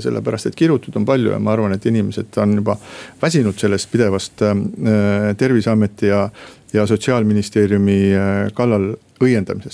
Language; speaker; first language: Estonian; native; Estonian